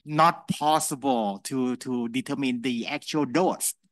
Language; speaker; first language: English; non-native, fluent; Thai